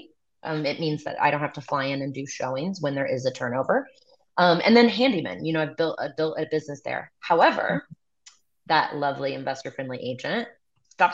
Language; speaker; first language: English; native; English